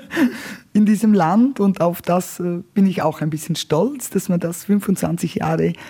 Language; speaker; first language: German; non-native, local second language; Romansh